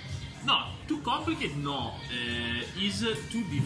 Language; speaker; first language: English; non-native, fluent; Italian